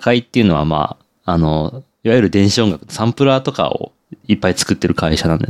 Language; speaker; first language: Japanese; native; Japanese